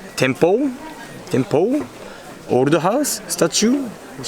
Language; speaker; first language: English; non-native, learner; Japanese